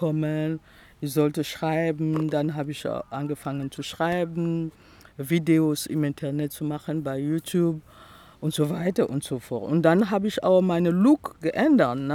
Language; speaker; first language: German; non-native, fluent; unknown